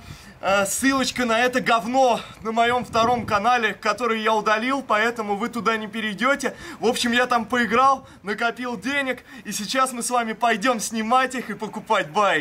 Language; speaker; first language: Russian; native; Russian